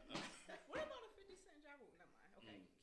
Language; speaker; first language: English; native; English